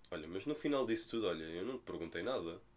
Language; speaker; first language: Portuguese; native; Portuguese